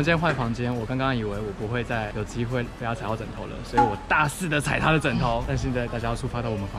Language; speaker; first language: Chinese; native; Chinese